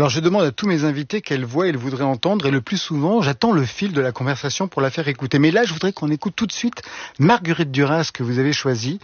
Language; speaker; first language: French; native; French